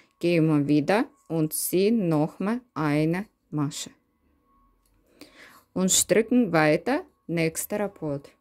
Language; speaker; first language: German; non-native, learner; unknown